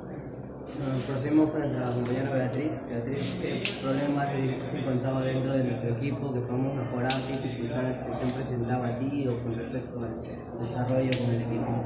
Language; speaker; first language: Spanish; native; Spanish